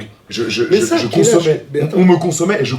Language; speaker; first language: French; native; French